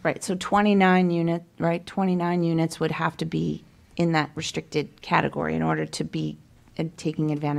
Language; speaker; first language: English; native; English